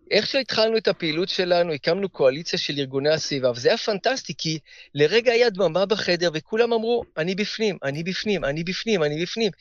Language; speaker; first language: Hebrew; early bilingual, heritage; Hebrew